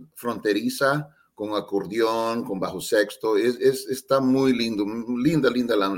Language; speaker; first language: Spanish; early bilingual, heritage; Spanish